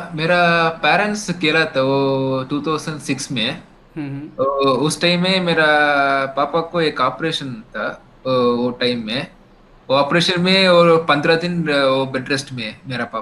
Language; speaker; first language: Hindi; non-native, local second language; Tamil